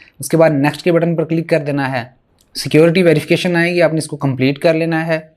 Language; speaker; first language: Urdu; native; Urdu